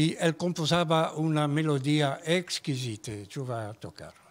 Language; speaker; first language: Spanish; non-native, learner; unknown